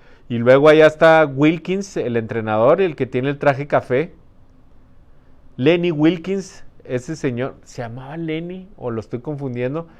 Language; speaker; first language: Spanish; native; Spanish